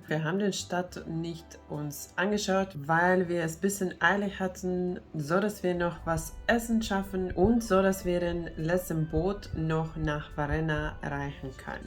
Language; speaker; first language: German; non-native, fluent; Finnish